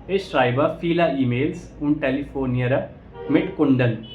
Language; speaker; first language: German; non-native, fluent; Hindi